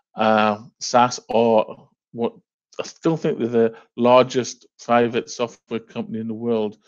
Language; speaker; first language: English; native; English